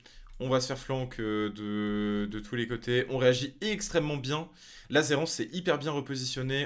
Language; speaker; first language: French; native; French